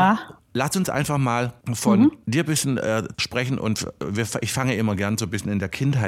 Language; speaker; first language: German; native; German